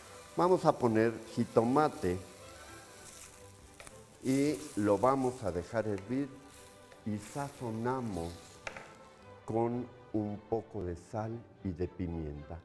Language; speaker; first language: Spanish; native; Spanish